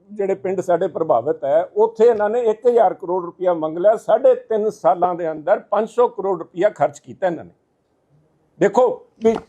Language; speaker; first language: Punjabi; native; Punjabi